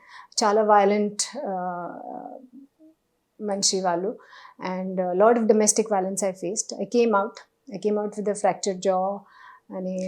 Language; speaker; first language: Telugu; non-native, learner; Hindi